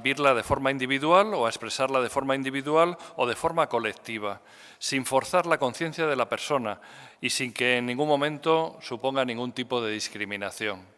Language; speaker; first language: Spanish; native; Spanish